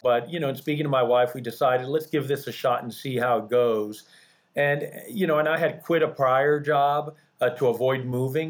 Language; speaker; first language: English; early bilingual, other home language; Spanish